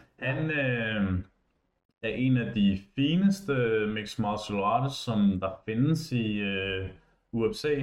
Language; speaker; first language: Danish; native; Danish